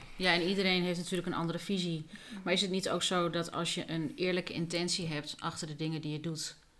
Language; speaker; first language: Dutch; native; Dutch